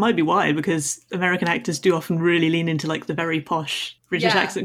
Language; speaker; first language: English; native; English